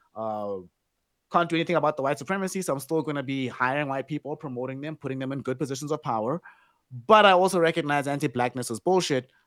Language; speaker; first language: English; non-native, local second language; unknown